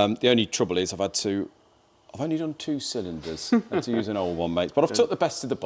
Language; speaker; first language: English; native; English